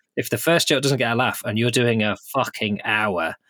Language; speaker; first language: English; native; English